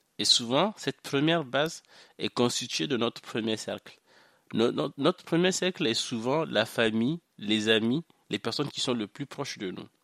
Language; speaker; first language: French; non-native, local second language; Hausa